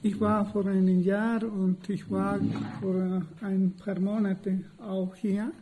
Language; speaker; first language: German; non-native, learner; Spanish